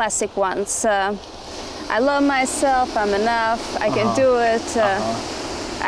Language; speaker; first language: English; non-native, fluent; Latvian